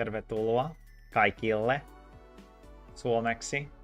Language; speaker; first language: Finnish; non-native, learner; English